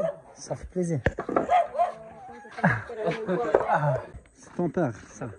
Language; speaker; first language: French; non-native, local second language; Arabic